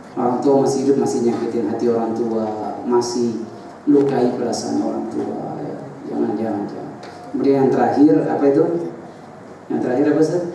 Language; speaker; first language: Indonesian; native; Indonesian